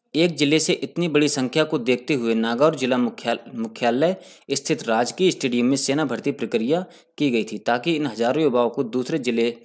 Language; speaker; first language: Hindi; native; Hindi